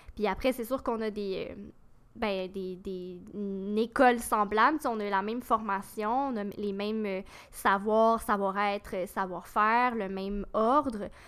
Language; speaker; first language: French; native; French